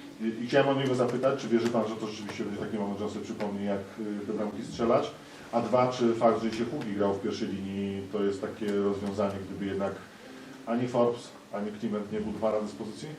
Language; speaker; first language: Polish; native; Polish